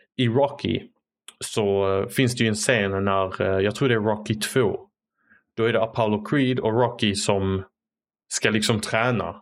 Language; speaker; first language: Swedish; early bilingual, other home language; Arabic